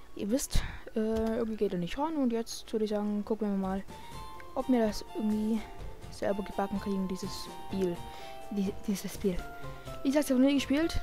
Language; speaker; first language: German; native; German